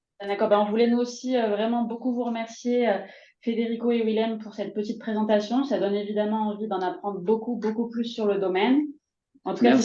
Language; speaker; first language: French; native; French